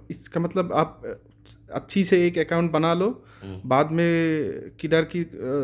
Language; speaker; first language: Hindi; non-native, learner; Bangla